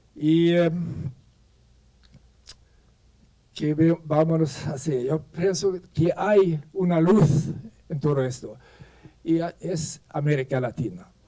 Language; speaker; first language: Spanish; non-native, fluent; Swedish